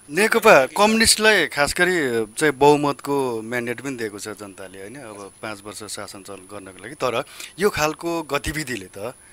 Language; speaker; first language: Nepali; native; Nepali